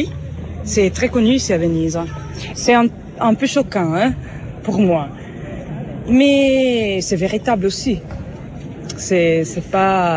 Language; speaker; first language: French; non-native, fluent; Italian